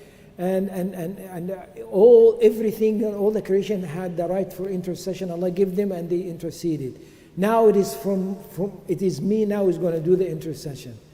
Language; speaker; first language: English; non-native, fluent; Arabic